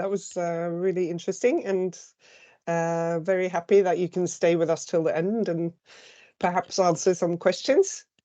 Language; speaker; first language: English; non-native, fluent; Norwegian